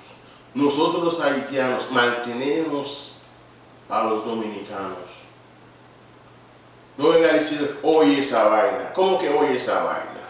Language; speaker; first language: Spanish; non-native, learner; Haitian Creole